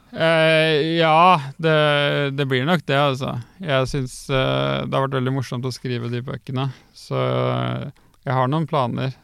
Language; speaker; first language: Norwegian; native; Norwegian